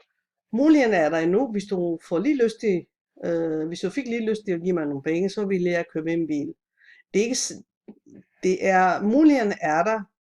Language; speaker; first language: Danish; non-native, fluent; Italian